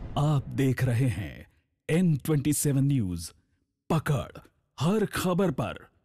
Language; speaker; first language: Hindi; native; Hindi